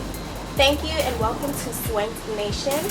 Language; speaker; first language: English; native; English